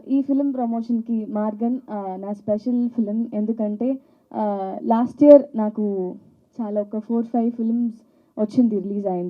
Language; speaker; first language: Telugu; non-native, local second language; Tamil